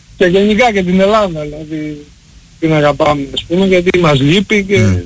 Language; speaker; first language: Greek; early bilingual, heritage; Greek